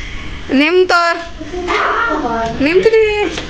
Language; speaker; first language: German; non-native, learner; Indonesian